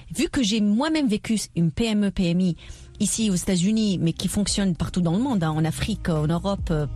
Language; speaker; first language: French; non-native, local second language; Arabic